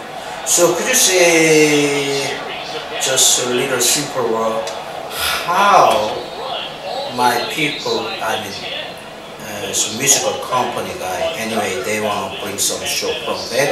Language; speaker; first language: English; non-native, learner; Korean